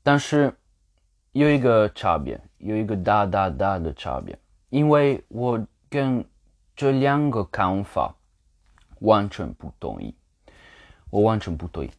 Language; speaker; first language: Chinese; non-native, learner; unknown